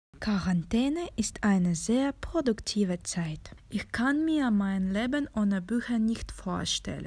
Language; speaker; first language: German; non-native, fluent; Russian